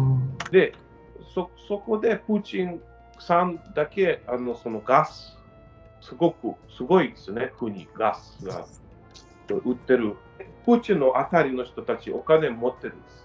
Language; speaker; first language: Japanese; non-native, learner; Ukrainian